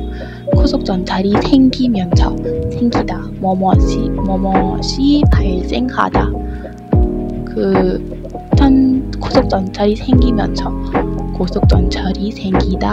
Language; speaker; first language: Korean; non-native, learner; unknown